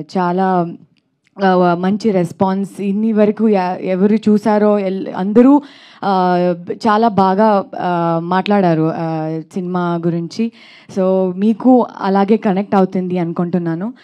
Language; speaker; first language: Telugu; non-native, learner; Kannada